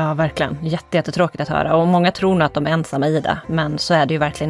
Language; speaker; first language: Swedish; native; Swedish